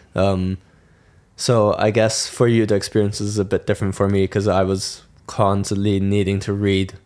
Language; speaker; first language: English; non-native, fluent; German